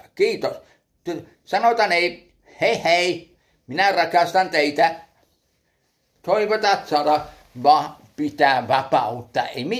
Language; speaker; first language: Finnish; early bilingual, heritage; Finnish